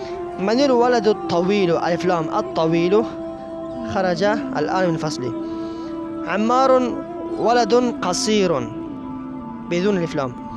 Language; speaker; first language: Arabic; non-native, fluent; Persian